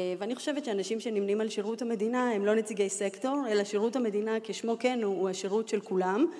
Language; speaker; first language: Hebrew; early bilingual, other home language; Russian